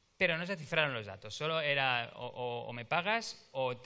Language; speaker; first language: Spanish; native; Spanish